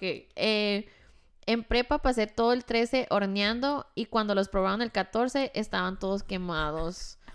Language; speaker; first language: Spanish; early bilingual, heritage; Spanish